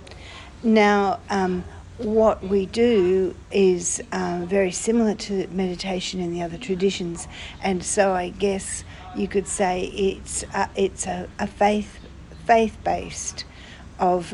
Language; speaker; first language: English; native; English